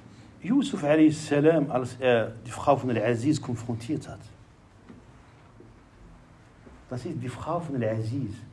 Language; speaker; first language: German; non-native, fluent; Arabic